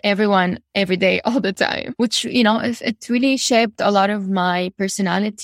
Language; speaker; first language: English; non-native, fluent; Arabic